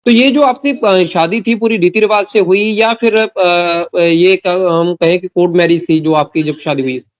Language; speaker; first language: Hindi; non-native, local second language; Punjabi